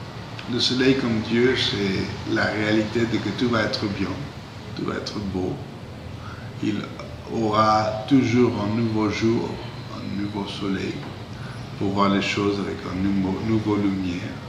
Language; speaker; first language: French; non-native, fluent; Spanish